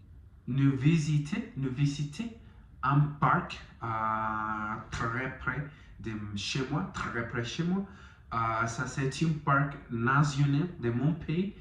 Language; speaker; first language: French; non-native, learner; Spanish